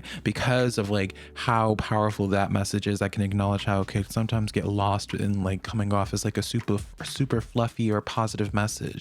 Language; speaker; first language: English; native; English